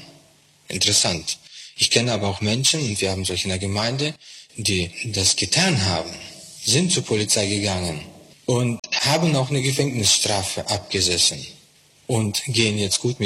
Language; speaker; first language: German; non-native, fluent; Russian